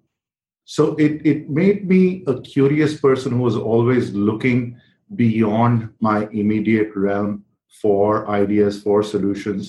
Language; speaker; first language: English; non-native, local second language; Hindi